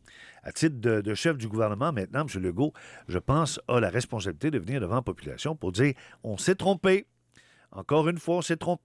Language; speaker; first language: French; native; French